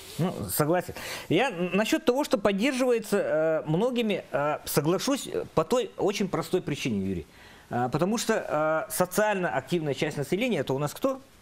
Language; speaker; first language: Russian; non-native, local second language; Yakut